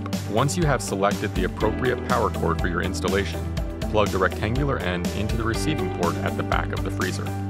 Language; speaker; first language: English; native; English